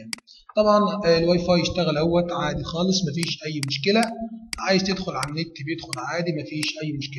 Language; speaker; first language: Arabic; native; Arabic